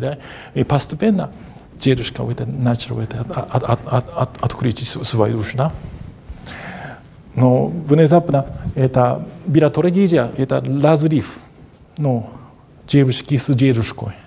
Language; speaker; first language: Russian; non-native, fluent; Japanese